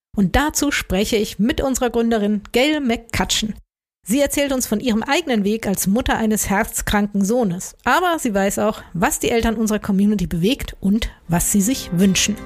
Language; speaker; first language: German; native; German